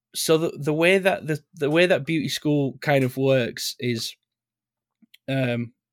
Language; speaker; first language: English; native; English